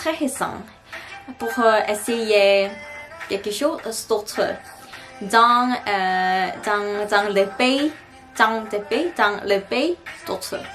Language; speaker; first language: French; non-native, learner; Korean